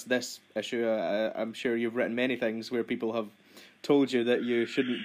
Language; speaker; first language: English; native; English